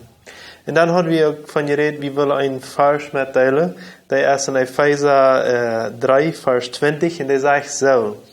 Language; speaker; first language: German; non-native, local second language; Low German